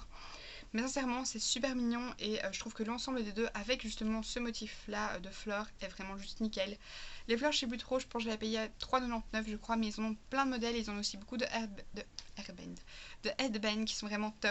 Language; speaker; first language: French; native; French